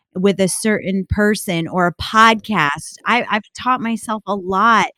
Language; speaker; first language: English; native; English